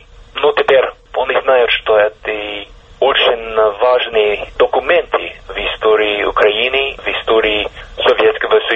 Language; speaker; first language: Russian; non-native, fluent; English